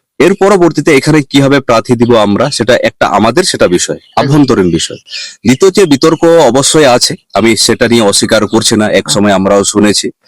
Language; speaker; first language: Bangla; non-native, local second language; Santali